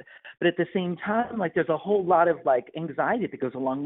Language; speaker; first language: English; native; English